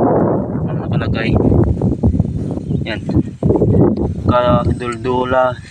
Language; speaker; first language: Filipino; non-native, local second language; Kinaray-a